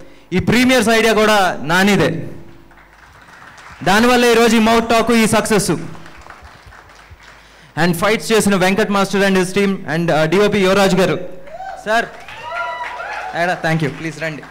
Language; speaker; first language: Telugu; native; Telugu